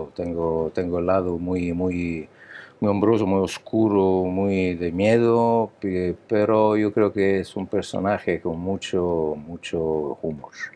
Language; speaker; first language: Spanish; non-native, learner; Italian